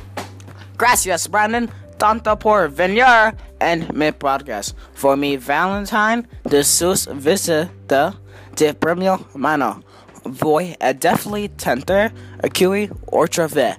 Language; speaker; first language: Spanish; non-native, learner; English